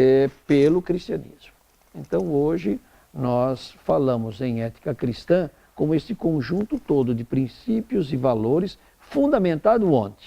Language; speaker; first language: Portuguese; native; Portuguese